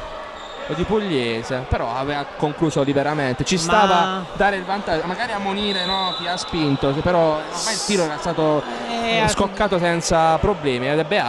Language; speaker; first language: Italian; native; Italian